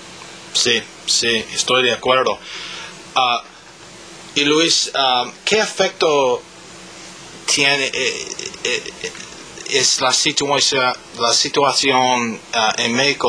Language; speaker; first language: Spanish; non-native, learner; English